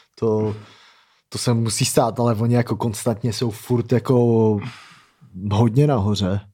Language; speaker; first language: Czech; native; Czech